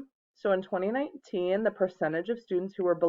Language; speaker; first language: English; native; English